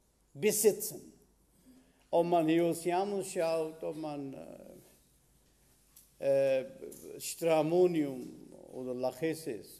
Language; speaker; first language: German; non-native, fluent; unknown